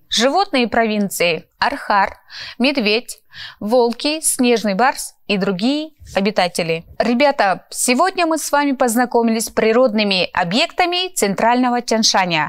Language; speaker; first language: Russian; non-native, local second language; Kyrgyz